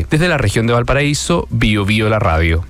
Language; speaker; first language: Spanish; native; Spanish